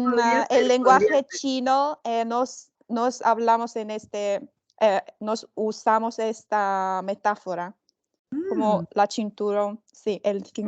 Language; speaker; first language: Spanish; non-native, learner; Chinese